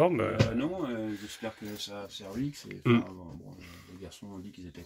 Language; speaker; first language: French; native; French